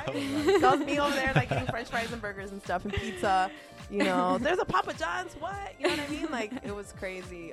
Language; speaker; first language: English; early bilingual, other home language; Spanish